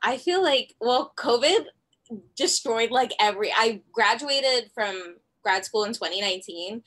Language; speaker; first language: English; native; English